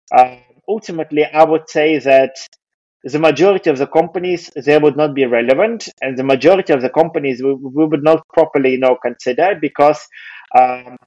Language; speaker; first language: English; non-native, fluent; Russian